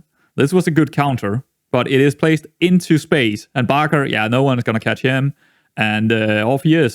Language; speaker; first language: English; non-native, fluent; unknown